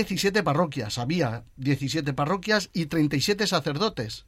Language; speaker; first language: Spanish; native; Spanish